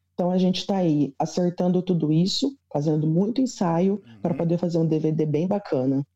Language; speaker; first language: Portuguese; native; Portuguese